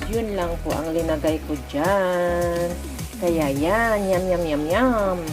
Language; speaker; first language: Filipino; non-native, local second language; Iloko